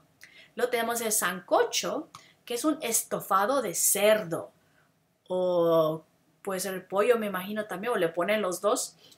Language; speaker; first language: Spanish; non-native, fluent; English